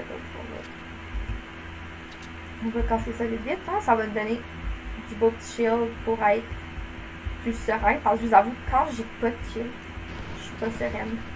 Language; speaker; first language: French; native; French